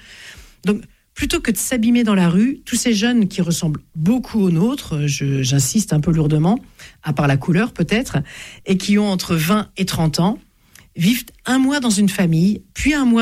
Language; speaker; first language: French; native; French